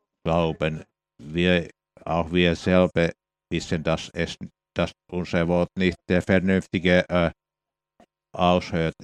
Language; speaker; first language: German; non-native, fluent; Finnish